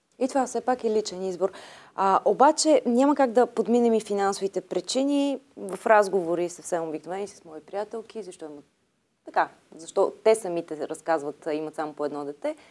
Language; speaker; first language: Bulgarian; native; Bulgarian